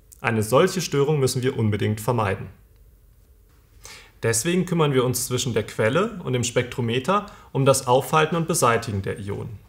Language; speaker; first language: German; native; German